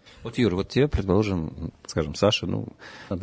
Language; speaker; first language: Russian; native; Russian